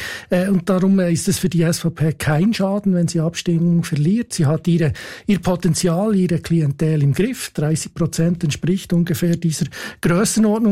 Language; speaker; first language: German; native; German